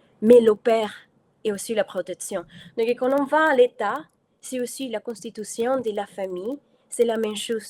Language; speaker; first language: French; non-native, fluent; Spanish